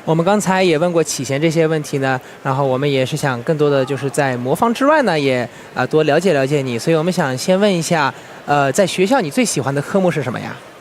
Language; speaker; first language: Chinese; native; Chinese